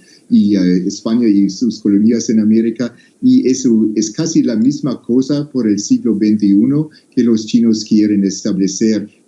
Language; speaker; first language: Spanish; non-native, fluent; English